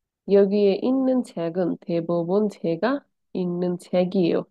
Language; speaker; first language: Korean; non-native, fluent; Bangla